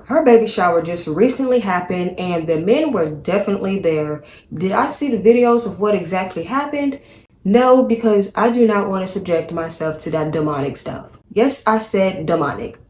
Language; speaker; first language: English; native; English